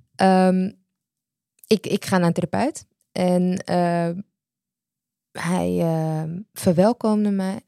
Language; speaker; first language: Dutch; native; Dutch